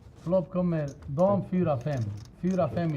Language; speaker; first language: Swedish; native; Swedish